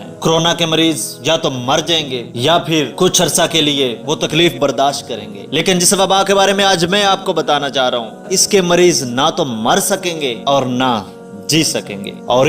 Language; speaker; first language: Urdu; native; Urdu